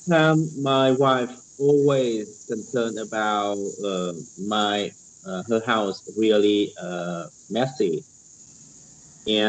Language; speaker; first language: English; non-native, learner; Vietnamese